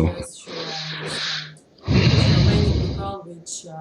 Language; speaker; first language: English; non-native, learner; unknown